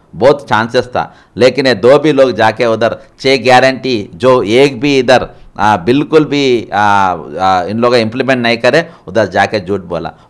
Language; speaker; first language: Hindi; non-native, local second language; Telugu